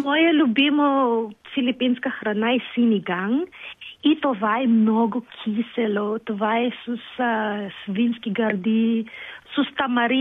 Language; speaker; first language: Bulgarian; non-native, learner; Filipino